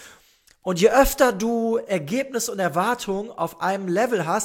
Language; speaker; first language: German; native; German